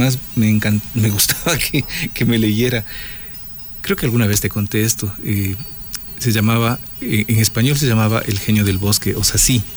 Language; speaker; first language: Spanish; native; Spanish